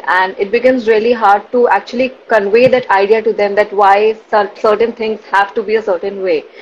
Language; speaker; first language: English; non-native, local second language; Hindi